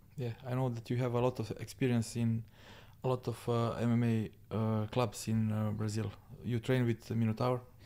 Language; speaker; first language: English; non-native, learner; Serbian